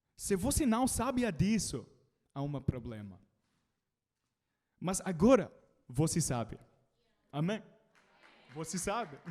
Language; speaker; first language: Portuguese; non-native, learner; English